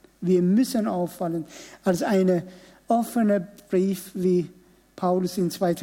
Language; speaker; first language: German; non-native, fluent; Persian